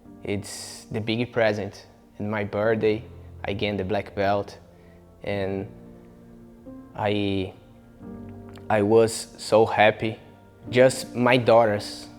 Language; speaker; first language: English; non-native, learner; Portuguese